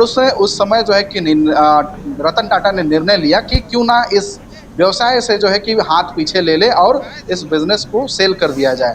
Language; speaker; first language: Hindi; native; Hindi